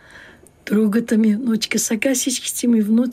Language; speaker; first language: Bulgarian; early bilingual, heritage; Bulgarian